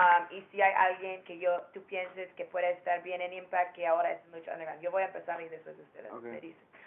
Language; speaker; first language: Spanish; non-native, learner; English